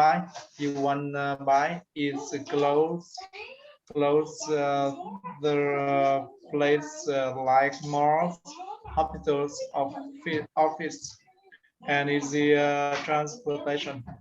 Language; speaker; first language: English; non-native, learner; Vietnamese